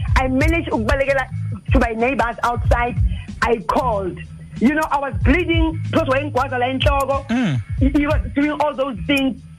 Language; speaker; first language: English; non-native, local second language; Xhosa